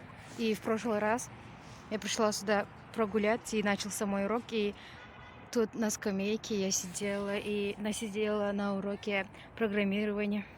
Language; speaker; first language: Russian; non-native, local second language; Kyrgyz